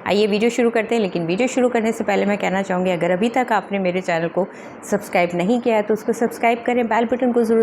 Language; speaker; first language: Hindi; native; Hindi